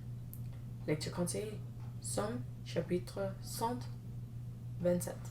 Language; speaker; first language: French; non-native, learner; English